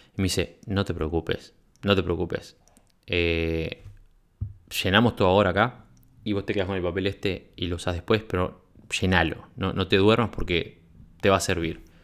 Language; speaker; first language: Spanish; native; Spanish